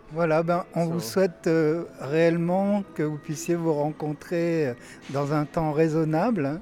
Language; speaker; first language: French; native; French